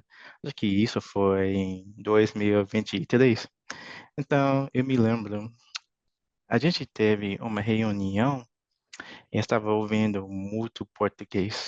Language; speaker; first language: Portuguese; non-native, fluent; English